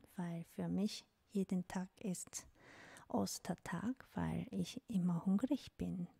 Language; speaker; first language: German; non-native, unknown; Korean